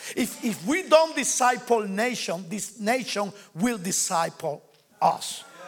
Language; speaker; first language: English; non-native, learner; Spanish